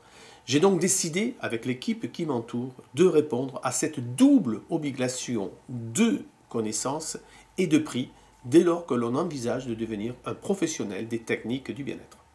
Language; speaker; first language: French; native; French